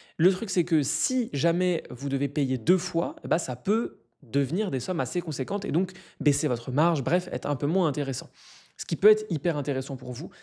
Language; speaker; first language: French; native; French